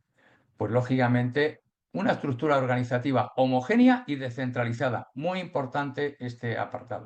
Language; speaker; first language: Spanish; native; Spanish